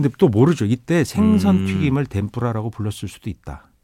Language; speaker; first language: Korean; native; Korean